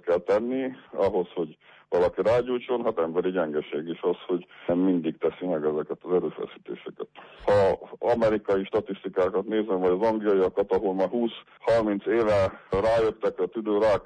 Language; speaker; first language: Hungarian; native; Hungarian